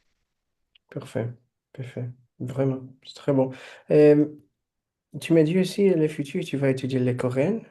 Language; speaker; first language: French; non-native, fluent; Portuguese